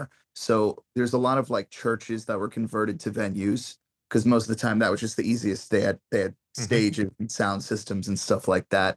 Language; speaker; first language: English; native; English